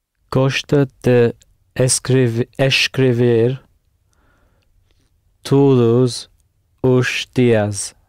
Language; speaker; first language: Portuguese; non-native, learner; English